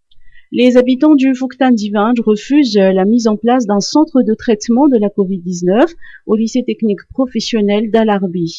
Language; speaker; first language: French; non-native, local second language; Malagasy